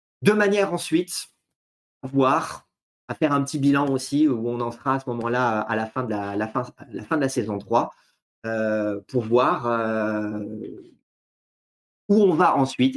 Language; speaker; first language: French; native; French